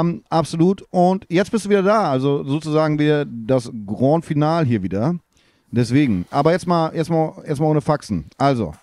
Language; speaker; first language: German; native; German